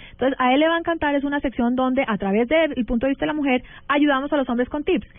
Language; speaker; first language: Spanish; early bilingual, heritage; Spanish